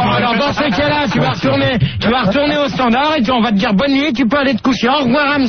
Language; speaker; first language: French; native; French